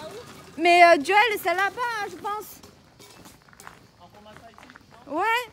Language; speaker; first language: French; non-native, learner; Chinese